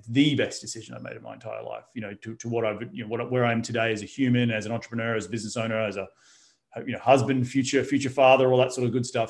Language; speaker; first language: English; native; English